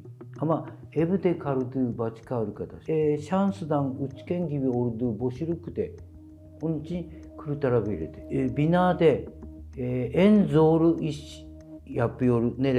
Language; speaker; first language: Turkish; non-native, fluent; Japanese